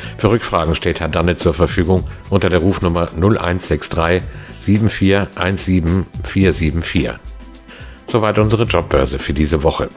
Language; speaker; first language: German; native; German